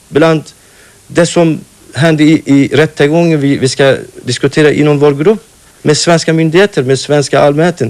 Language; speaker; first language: Swedish; non-native, fluent; Kurdish